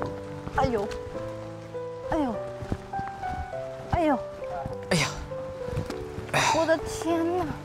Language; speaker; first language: Chinese; non-native, local second language; Cantonese